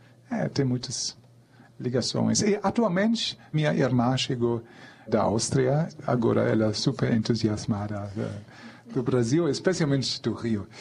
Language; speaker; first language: Portuguese; non-native, fluent; German